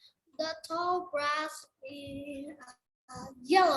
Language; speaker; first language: English; non-native, learner; Vietnamese